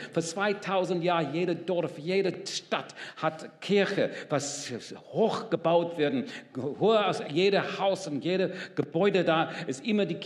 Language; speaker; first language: German; non-native, learner; English